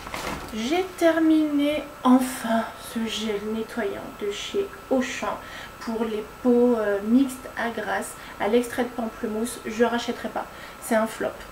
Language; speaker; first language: French; native; French